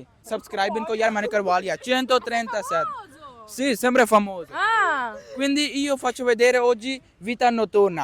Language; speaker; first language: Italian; non-native, learner; Urdu